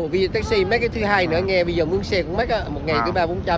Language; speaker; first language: Vietnamese; native; Vietnamese